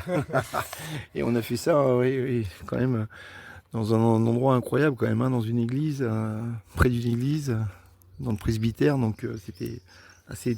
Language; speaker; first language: French; native; French